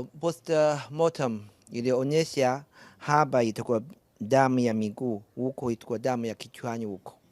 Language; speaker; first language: Swahili; non-native, learner; Chinese